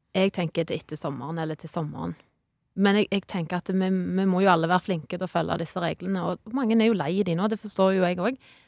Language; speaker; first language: Norwegian; native; Norwegian